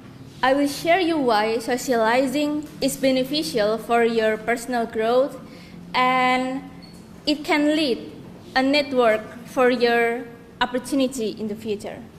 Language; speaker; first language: English; non-native, learner; Indonesian